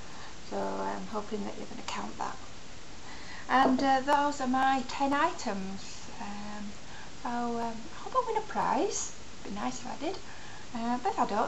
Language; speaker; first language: English; native; English